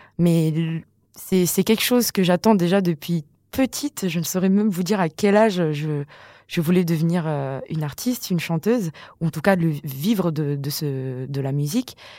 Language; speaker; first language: French; non-native, local second language; Malagasy